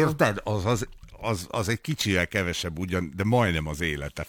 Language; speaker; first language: Hungarian; native; Hungarian